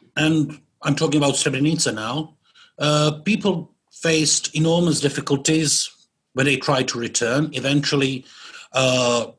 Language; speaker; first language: English; non-native, fluent; Bosnian